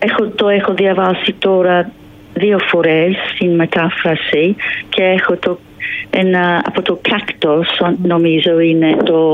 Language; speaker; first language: Greek; non-native, learner; English